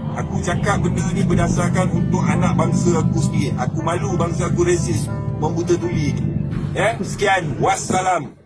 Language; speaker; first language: Malay; native; Malay